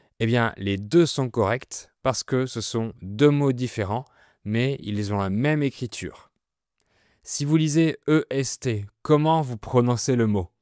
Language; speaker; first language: French; native; French